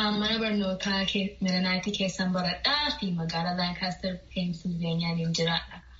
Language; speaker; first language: Oromo; early bilingual, heritage; Oromo